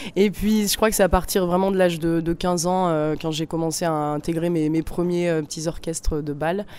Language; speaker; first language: French; native; French